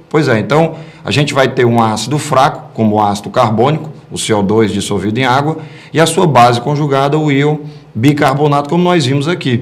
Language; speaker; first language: Portuguese; native; Portuguese